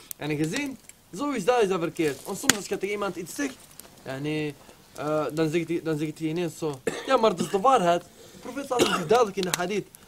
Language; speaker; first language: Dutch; early bilingual, other home language; Arabic